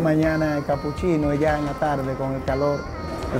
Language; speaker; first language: Spanish; native; Spanish